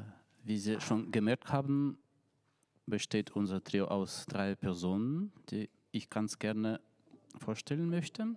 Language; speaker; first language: German; non-native, fluent; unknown